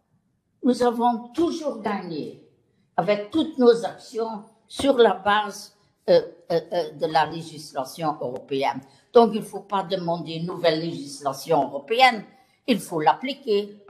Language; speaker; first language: French; non-native, local second language; Luxembourgish